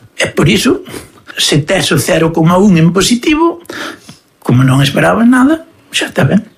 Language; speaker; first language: Galician; native; Galician